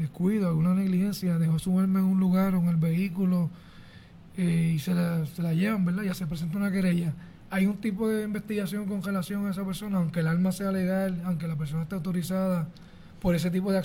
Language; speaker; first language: Spanish; native; Spanish